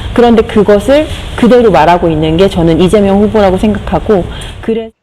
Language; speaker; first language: Korean; native; Korean